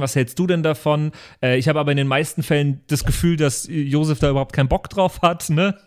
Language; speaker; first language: German; native; German